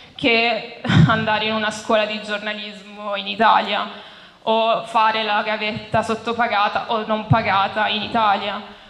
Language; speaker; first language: Italian; native; Italian